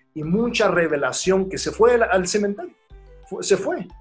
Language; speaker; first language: Spanish; early bilingual, heritage; Spanish